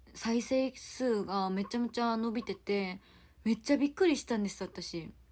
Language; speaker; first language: Japanese; non-native, fluent; Korean